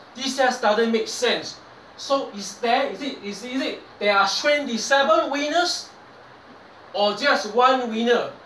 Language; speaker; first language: English; non-native, local second language; Chinese